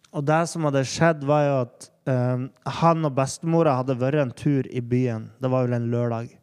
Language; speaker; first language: Norwegian; native; Norwegian